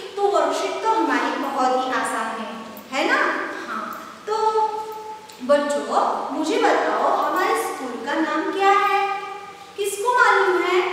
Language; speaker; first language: Hindi; non-native, local second language; Marathi